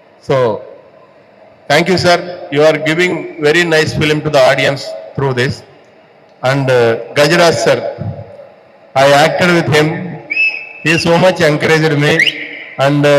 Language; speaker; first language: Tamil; non-native, learner; Telugu